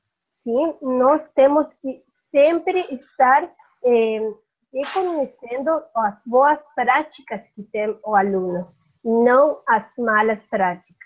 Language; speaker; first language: Portuguese; non-native, learner; Spanish